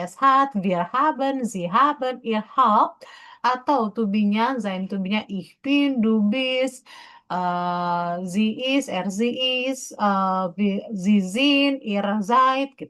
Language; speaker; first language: German; non-native, fluent; Indonesian